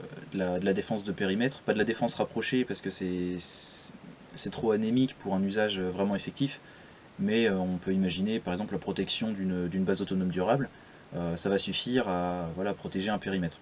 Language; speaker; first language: French; native; French